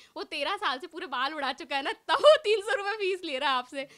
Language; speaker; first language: Hindi; native; Hindi